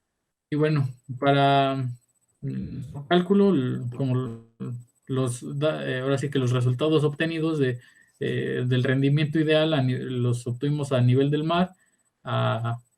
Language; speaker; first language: Spanish; native; Spanish